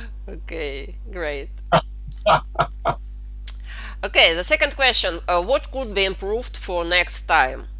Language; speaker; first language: English; non-native, fluent; Russian